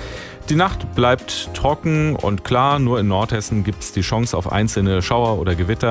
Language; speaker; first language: German; native; German